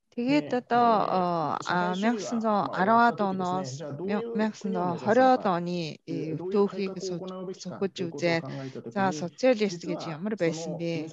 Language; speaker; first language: Mongolian; non-native, fluent; Japanese